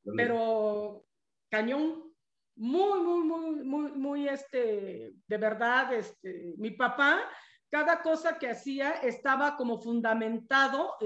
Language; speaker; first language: Spanish; non-native, local second language; Zapotec